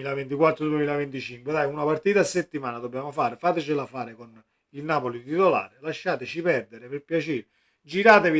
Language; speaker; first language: Italian; native; Italian